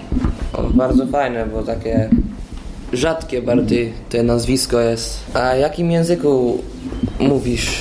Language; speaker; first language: Polish; early bilingual, heritage; Polish